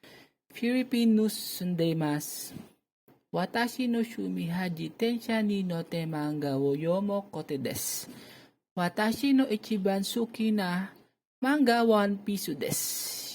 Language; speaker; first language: Japanese; non-native, learner; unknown